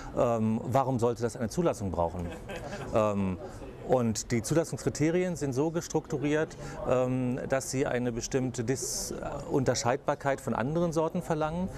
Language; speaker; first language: German; native; German